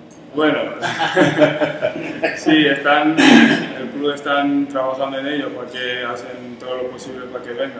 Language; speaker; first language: Spanish; non-native, fluent; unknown